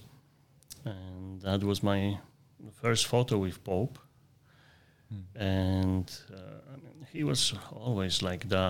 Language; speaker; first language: English; non-native, fluent; Polish